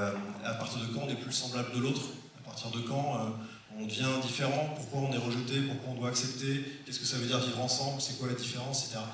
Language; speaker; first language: French; native; French